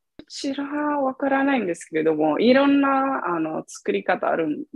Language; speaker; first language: Japanese; non-native, fluent; Italian